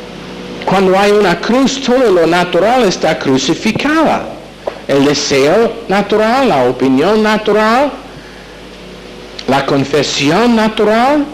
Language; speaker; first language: Spanish; non-native, fluent; English